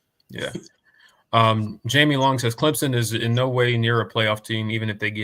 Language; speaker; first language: English; native; English